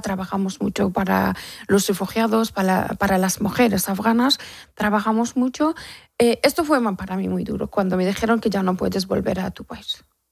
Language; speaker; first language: Spanish; non-native, learner; Persian